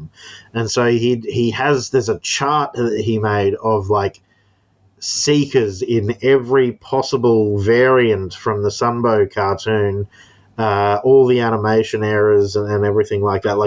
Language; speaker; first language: English; native; English